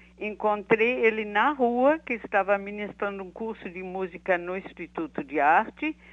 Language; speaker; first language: Portuguese; early bilingual, other home language; German